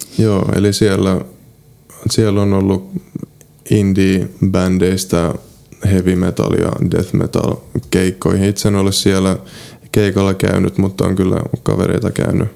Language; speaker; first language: Finnish; early bilingual, other home language; Polish